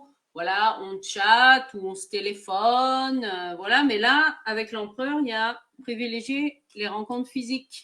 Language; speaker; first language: French; native; French